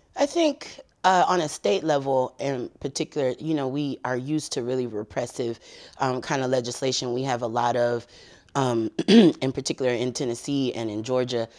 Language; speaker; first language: English; native; English